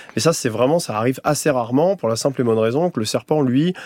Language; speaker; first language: French; native; French